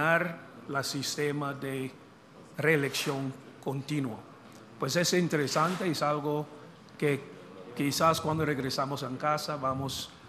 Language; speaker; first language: Spanish; non-native, fluent; English